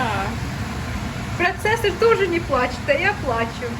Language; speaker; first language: Russian; early bilingual, other home language; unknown